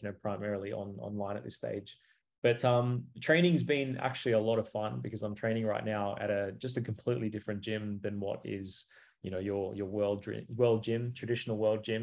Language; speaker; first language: English; native; English